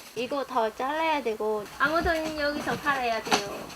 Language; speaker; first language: Korean; non-native, learner; Vietnamese